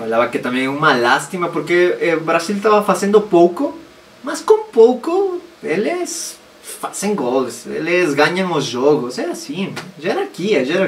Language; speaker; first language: Portuguese; non-native, fluent; Spanish